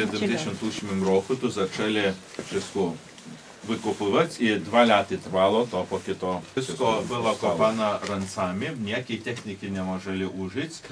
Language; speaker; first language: Polish; non-native, local second language; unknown